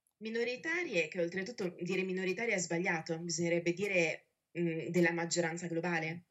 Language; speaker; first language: Italian; native; Italian